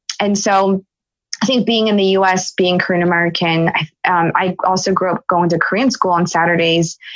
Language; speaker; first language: English; native; English